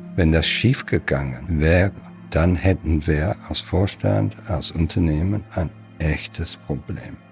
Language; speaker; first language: German; non-native, fluent; English